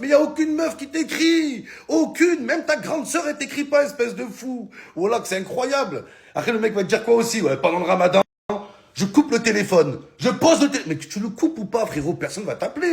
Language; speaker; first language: French; native; French